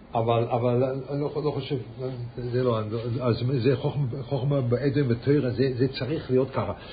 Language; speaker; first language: Hebrew; early bilingual, heritage; Yiddish